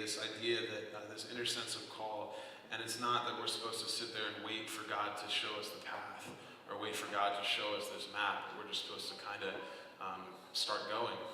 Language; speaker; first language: English; native; English